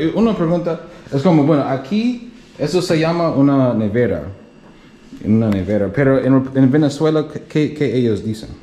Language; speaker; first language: Spanish; non-native, learner; English